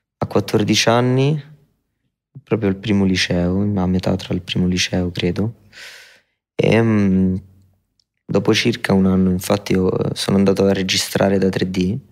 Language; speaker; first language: Italian; native; Italian